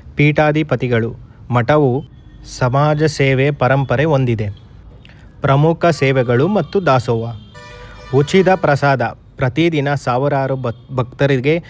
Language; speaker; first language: Kannada; native; Kannada